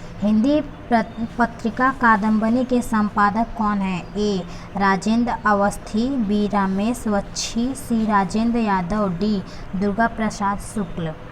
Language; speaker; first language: Hindi; native; Hindi